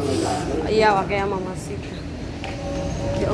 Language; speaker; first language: Spanish; native; Spanish